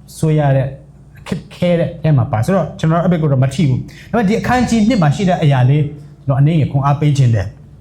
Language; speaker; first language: Burmese; non-native, local second language; S'gaw Karen